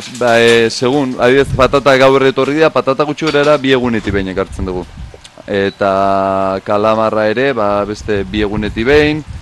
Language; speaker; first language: Basque; native; Basque